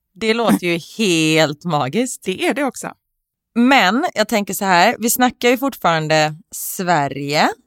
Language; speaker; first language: Swedish; native; Swedish